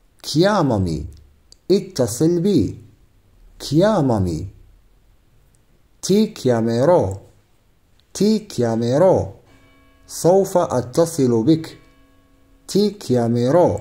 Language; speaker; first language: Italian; non-native, fluent; Arabic